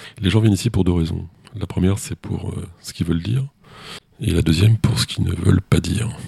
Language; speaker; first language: French; native; French